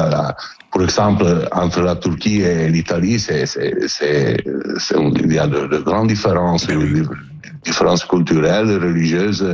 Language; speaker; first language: French; non-native, learner; Italian